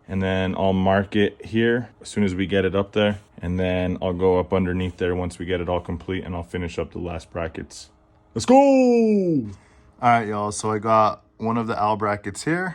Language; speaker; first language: English; native; English